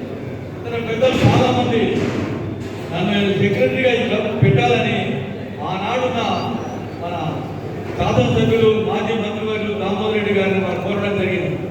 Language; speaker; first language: Telugu; native; Telugu